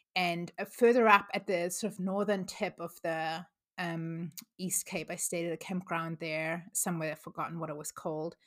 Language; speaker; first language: English; non-native, fluent; German